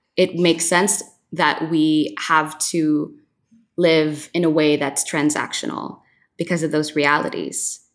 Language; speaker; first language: English; non-native, local second language; Filipino